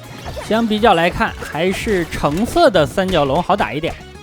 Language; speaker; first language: Chinese; native; Chinese